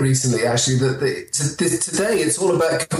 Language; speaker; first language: English; native; English